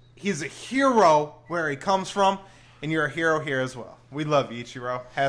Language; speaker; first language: English; native; English